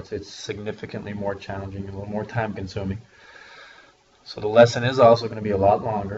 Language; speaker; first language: English; native; English